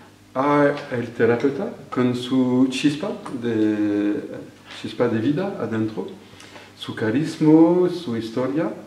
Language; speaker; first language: Spanish; non-native, fluent; French